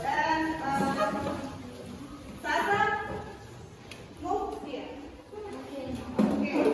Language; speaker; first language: English; non-native, fluent; Indonesian